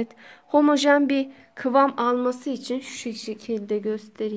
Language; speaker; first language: Turkish; native; Turkish